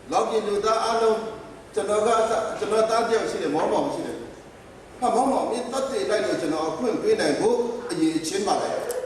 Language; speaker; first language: Burmese; non-native, local second language; Kachin